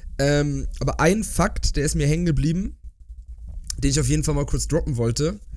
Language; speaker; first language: German; native; German